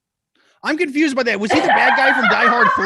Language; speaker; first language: English; native; English